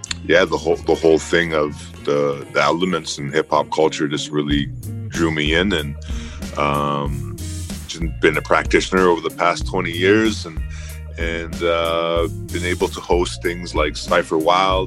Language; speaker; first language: English; native; English